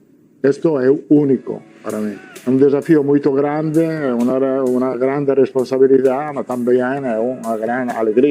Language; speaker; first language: Portuguese; non-native, learner; Italian